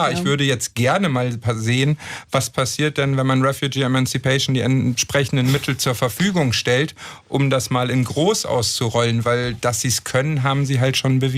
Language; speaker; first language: German; native; German